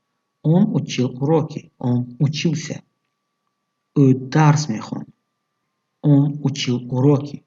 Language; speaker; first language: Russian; non-native, local second language; Tajik